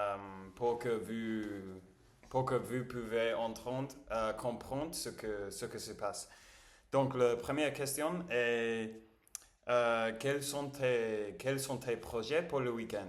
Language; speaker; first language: French; non-native, learner; English